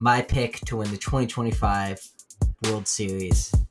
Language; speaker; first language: English; native; English